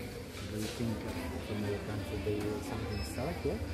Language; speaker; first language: English; non-native, learner; Polish